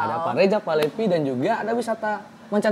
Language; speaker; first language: Indonesian; native; Indonesian